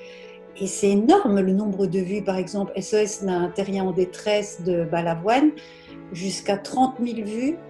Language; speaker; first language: French; native; French